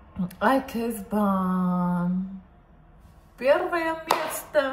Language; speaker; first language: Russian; non-native, learner; Armenian